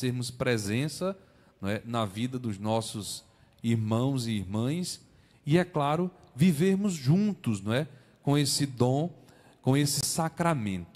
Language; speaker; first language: Portuguese; native; Portuguese